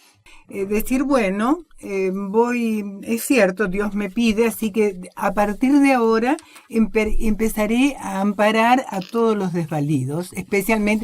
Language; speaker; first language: Spanish; native; Spanish